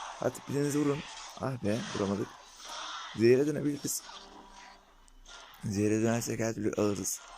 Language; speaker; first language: Turkish; native; Turkish